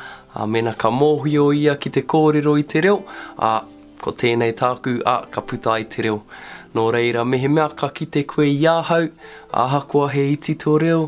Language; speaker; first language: Māori; non-native, local second language; English